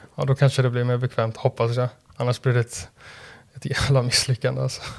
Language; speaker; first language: Swedish; native; Swedish